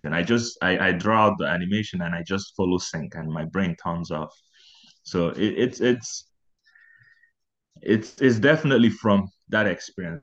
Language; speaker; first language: English; non-native, local second language; Igbo